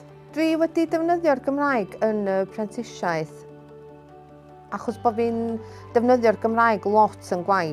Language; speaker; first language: Welsh; native; Welsh